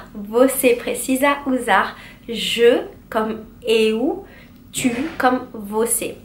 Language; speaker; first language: Portuguese; non-native, learner; French